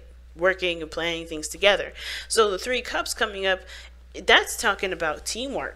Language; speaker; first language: English; native; English